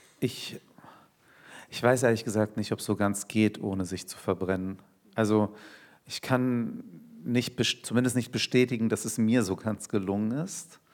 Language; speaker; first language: German; early bilingual, other home language; Turkish